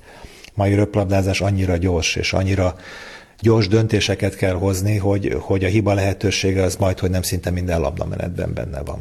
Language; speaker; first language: Hungarian; native; Hungarian